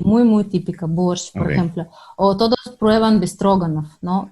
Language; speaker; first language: Spanish; non-native, fluent; Russian